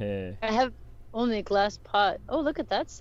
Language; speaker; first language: English; native; English